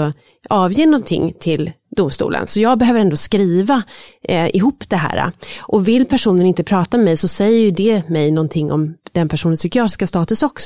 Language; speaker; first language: Swedish; native; Swedish